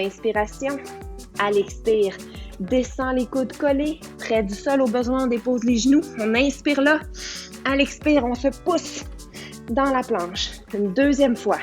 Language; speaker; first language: French; native; French